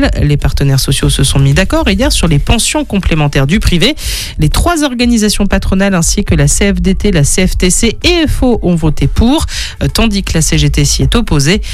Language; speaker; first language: French; native; French